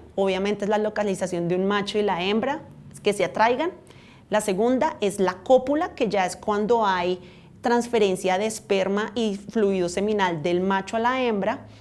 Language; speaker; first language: Spanish; native; Spanish